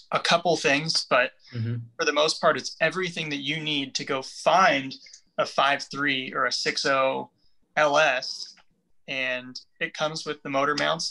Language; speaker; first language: English; native; English